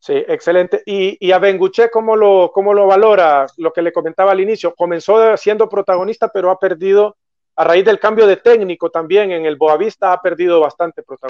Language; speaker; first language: Spanish; native; Spanish